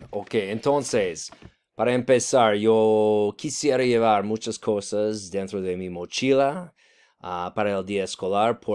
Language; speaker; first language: Spanish; non-native, fluent; English